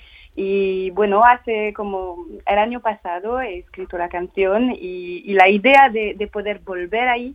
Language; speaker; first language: Spanish; non-native, fluent; French